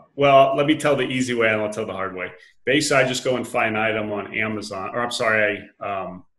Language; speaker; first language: English; native; English